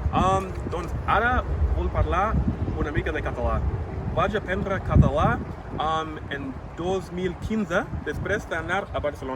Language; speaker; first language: Catalan; non-native, fluent; English